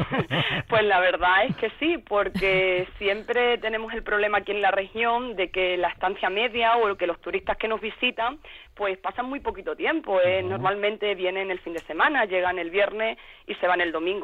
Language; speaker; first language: Spanish; native; Spanish